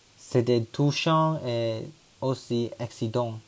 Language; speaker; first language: French; non-native, learner; Chinese